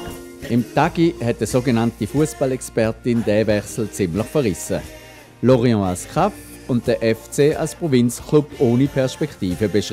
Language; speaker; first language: German; native; German